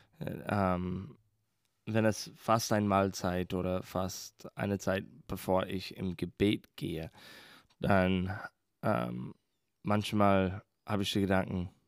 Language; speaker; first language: German; non-native, fluent; English